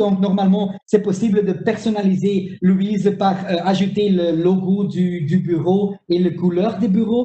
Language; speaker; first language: French; non-native, local second language; Dutch